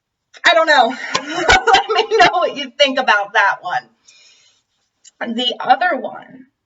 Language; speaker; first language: English; native; English